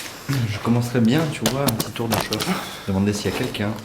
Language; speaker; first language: French; native; French